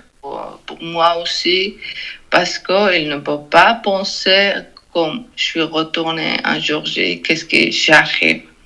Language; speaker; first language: French; non-native, learner; Georgian